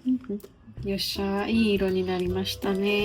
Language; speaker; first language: Japanese; non-native, fluent; Georgian